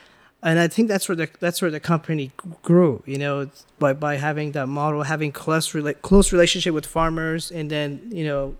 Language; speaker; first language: English; early bilingual, other home language; Persian